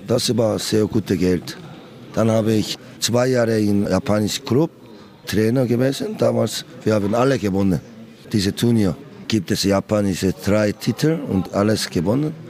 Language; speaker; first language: German; non-native, learner; Korean